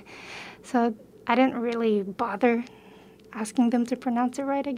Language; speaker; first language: English; early bilingual, other home language; Filipino